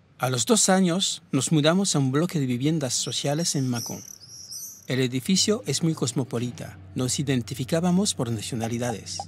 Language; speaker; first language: Spanish; early bilingual, heritage; Spanish